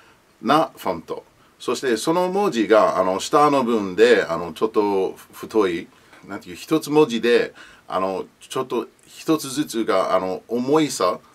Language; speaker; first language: Japanese; non-native, learner; English